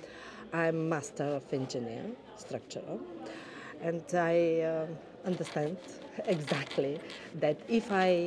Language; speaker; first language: English; non-native, learner; Bulgarian